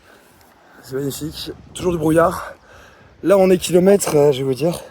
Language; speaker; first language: French; native; French